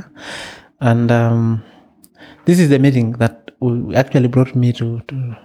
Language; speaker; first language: English; non-native, local second language; Masai